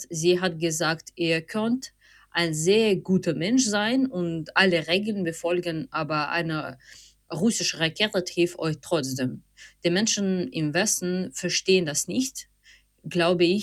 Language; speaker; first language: German; non-native, fluent; Ukrainian